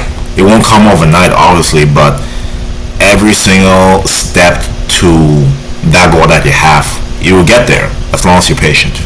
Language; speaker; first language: English; native; English